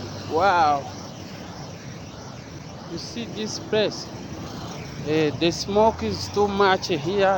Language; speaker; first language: English; non-native, learner; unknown